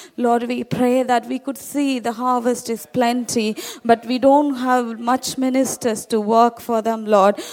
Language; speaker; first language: English; non-native, local second language; Tamil